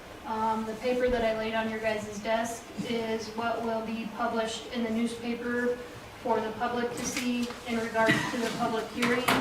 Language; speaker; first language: English; native; English